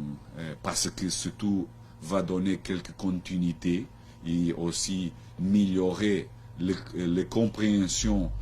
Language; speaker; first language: French; non-native, learner; Portuguese